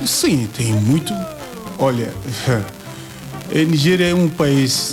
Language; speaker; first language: Portuguese; non-native, learner; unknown